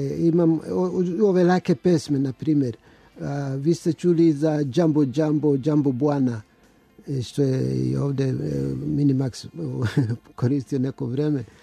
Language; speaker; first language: Serbian; early bilingual, other home language; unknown